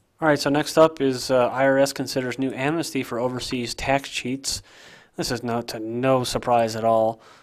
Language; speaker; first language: English; native; English